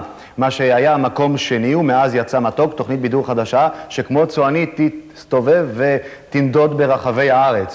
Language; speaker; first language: Hebrew; native; Hebrew